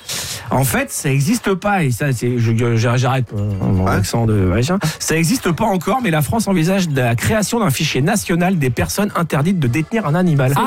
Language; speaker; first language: French; native; French